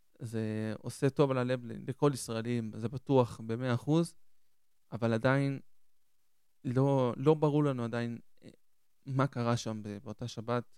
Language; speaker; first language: Hebrew; early bilingual, other home language; Spanish